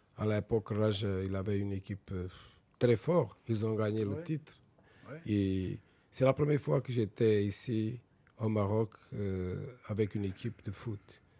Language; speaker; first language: French; non-native, fluent; Portuguese